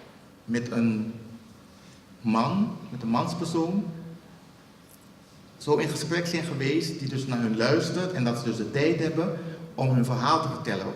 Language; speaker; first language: Dutch; native; Dutch